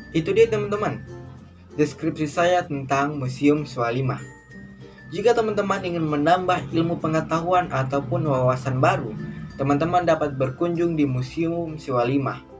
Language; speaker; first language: Indonesian; native; Indonesian